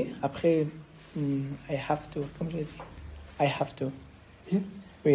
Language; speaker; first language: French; non-native, learner; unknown